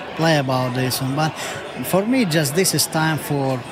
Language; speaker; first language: English; non-native, learner; Ukrainian